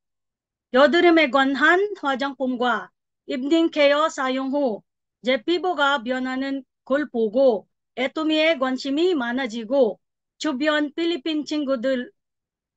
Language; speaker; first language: Korean; non-native, learner; Filipino